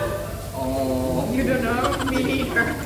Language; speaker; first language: English; non-native, fluent; Czech